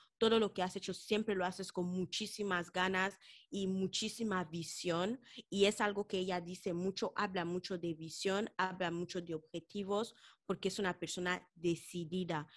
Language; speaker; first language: Spanish; non-native, local second language; Fang